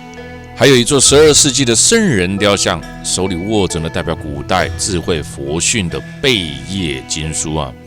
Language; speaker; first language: Chinese; native; Chinese